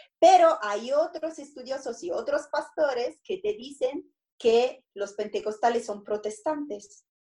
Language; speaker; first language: Spanish; non-native, fluent; Italian